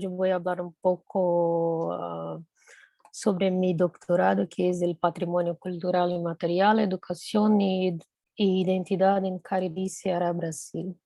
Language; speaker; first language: Spanish; non-native, fluent; Portuguese